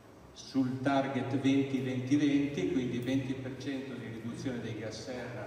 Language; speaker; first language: Italian; native; Italian